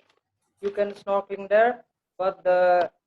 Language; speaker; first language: English; non-native, learner; Indonesian